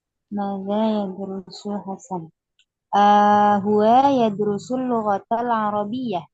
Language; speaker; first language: Arabic; non-native, learner; Indonesian